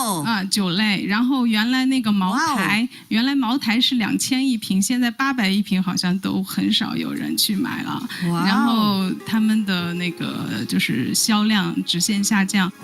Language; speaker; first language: Chinese; native; Chinese